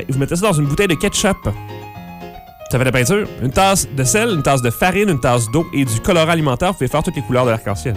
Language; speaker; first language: French; native; French